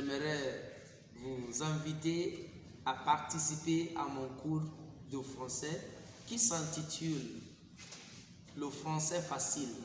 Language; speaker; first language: French; non-native, fluent; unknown